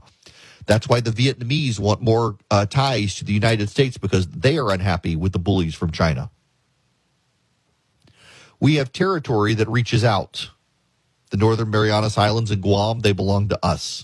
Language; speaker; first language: English; native; English